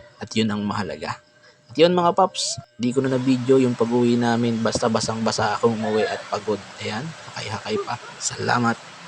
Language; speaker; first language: Filipino; non-native, local second language; Bikol